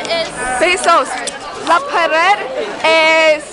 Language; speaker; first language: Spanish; non-native, learner; English